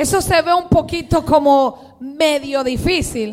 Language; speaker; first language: Spanish; early bilingual, heritage; Spanish